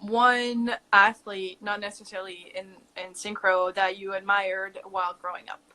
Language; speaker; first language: English; native; English